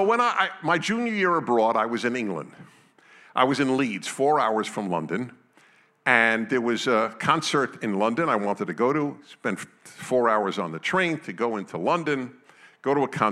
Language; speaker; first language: English; native; English